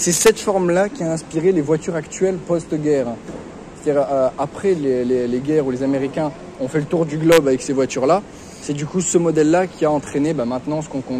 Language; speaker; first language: French; native; French